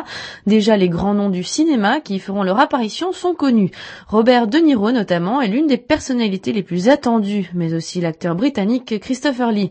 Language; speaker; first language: French; native; French